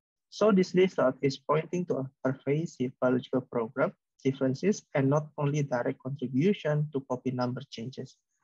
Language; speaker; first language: English; non-native, fluent; Indonesian